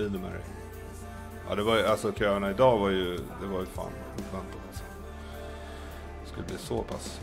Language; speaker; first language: Swedish; native; Swedish